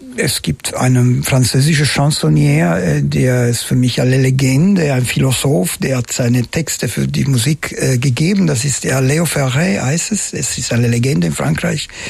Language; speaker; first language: German; non-native, fluent; Italian